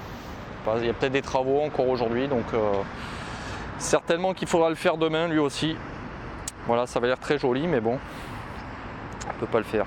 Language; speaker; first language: French; native; French